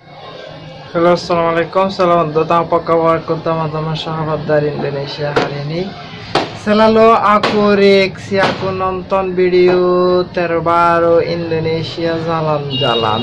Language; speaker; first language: Indonesian; non-native, learner; Bangla